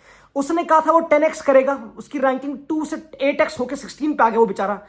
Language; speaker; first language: Hindi; native; Hindi